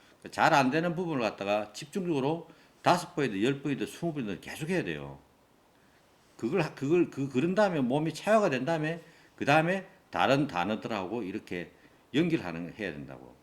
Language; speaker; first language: Korean; native; Korean